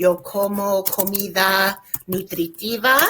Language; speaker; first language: Spanish; non-native, fluent; English